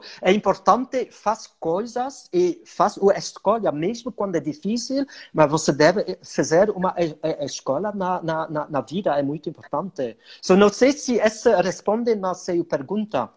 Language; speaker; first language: Portuguese; non-native, learner; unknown